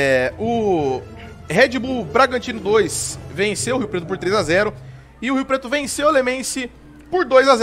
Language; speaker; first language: Portuguese; native; Portuguese